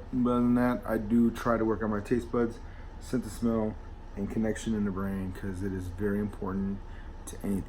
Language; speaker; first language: English; native; English